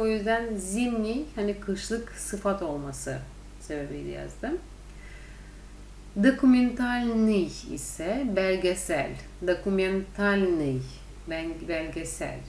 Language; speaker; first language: Turkish; non-native, fluent; Russian